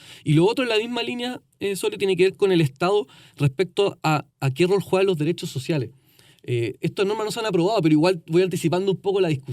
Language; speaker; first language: Spanish; native; Spanish